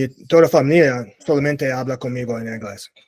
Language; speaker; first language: Spanish; non-native, learner; English